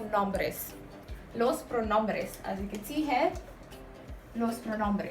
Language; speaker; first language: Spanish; non-native, fluent; Hindi